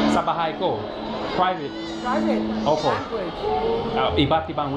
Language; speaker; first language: Filipino; non-native, learner; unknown